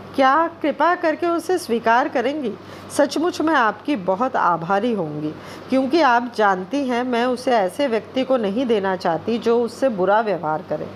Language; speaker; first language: Hindi; non-native, local second language; Bangla